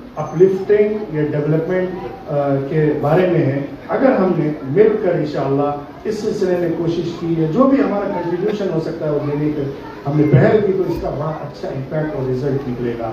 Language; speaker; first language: Urdu; native; Urdu